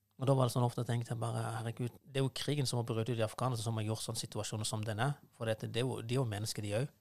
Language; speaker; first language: Norwegian; non-native, fluent; Persian